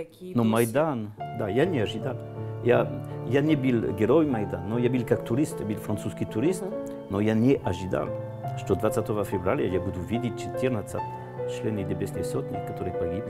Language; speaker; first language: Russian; early bilingual, heritage; French